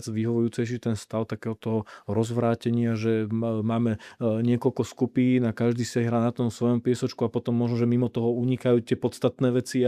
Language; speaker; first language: Slovak; native; Slovak